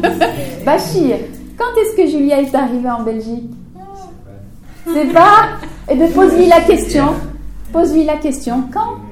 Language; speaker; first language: French; native; French